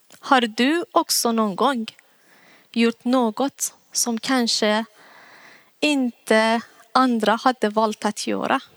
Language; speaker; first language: Swedish; non-native, fluent; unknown